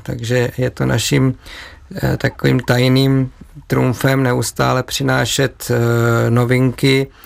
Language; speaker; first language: Czech; native; Czech